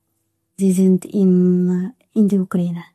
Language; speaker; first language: German; non-native, learner; Russian